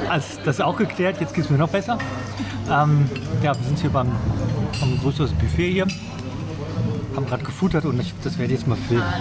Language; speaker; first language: German; native; German